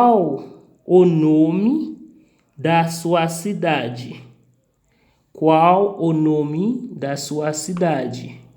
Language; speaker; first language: Portuguese; non-native, fluent; Haitian Creole